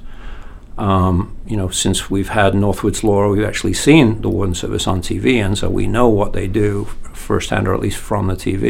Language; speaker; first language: English; native; English